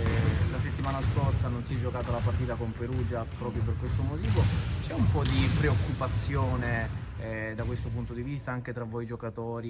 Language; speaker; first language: Italian; native; Italian